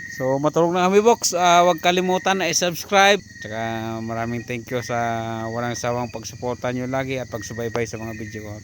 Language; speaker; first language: Filipino; non-native, local second language; Hiligaynon